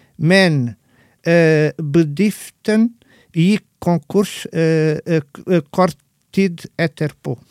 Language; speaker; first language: Norwegian; non-native, fluent; Portuguese